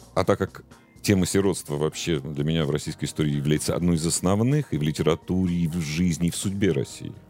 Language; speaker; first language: Russian; native; Russian